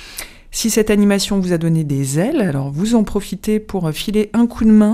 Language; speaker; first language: French; native; French